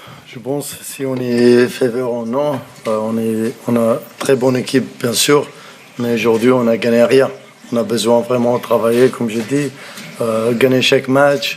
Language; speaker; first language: French; non-native, learner; Arabic